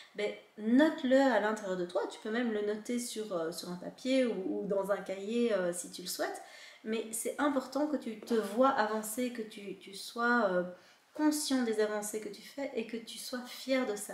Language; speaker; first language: French; native; French